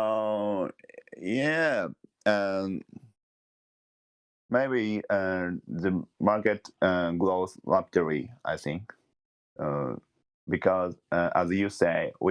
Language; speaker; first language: English; non-native, learner; Japanese